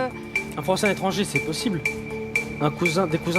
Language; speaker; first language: French; native; French